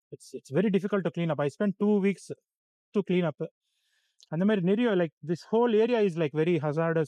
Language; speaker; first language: English; non-native, local second language; Tamil